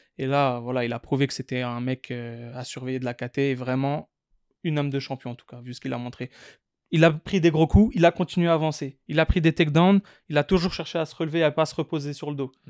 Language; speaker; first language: French; native; French